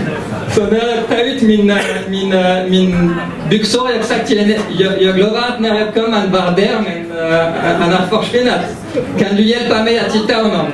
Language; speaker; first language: Swedish; early bilingual, heritage; French